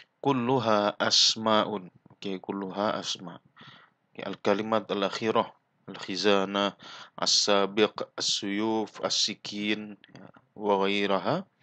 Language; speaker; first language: Arabic; non-native, fluent; Malay